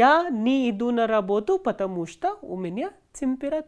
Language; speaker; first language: Russian; non-native, fluent; Hindi